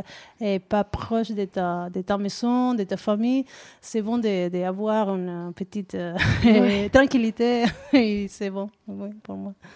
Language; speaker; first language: French; non-native, learner; Spanish